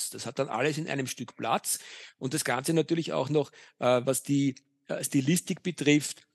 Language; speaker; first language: German; native; German